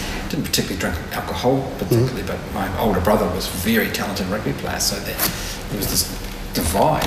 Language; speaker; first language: English; native; English